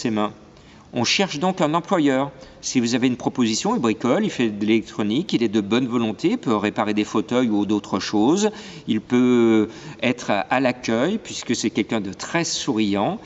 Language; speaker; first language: French; native; French